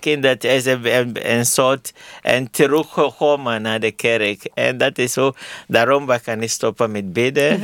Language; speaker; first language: Dutch; non-native, learner; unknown